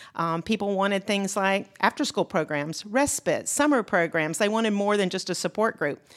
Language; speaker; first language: English; native; English